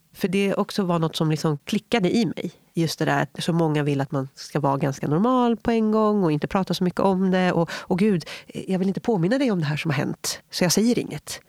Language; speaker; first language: Swedish; native; Swedish